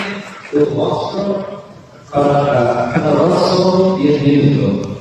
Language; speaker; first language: Italian; non-native, learner; English